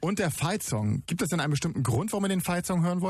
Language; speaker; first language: German; native; German